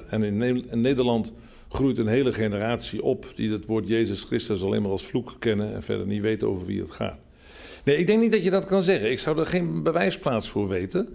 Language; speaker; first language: Dutch; native; Dutch